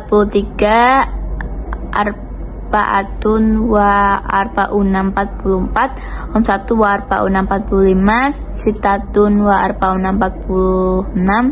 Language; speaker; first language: Arabic; non-native, learner; Indonesian